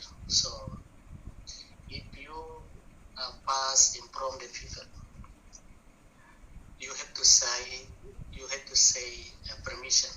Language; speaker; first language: English; non-native, learner; Indonesian